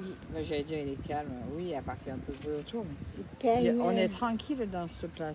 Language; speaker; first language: French; native; French